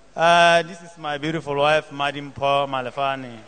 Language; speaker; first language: English; non-native, local second language; Southern Sotho